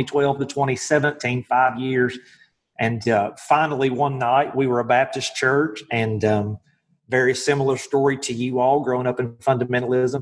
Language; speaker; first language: English; native; English